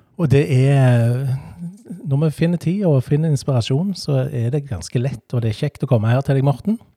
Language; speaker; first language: Norwegian; native; Norwegian